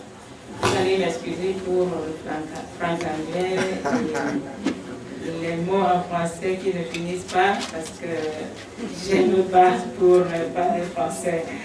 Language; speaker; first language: French; non-native, local second language; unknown